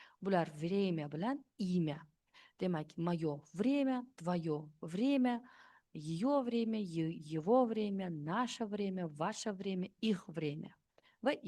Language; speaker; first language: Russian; non-native, fluent; Uzbek